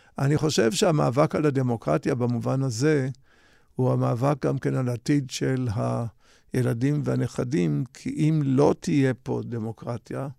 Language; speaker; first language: Hebrew; native; Hebrew